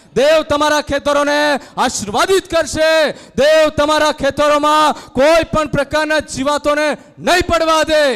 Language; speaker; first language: Gujarati; non-native, local second language; Gamit